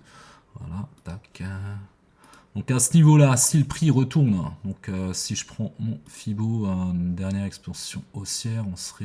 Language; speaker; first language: French; native; French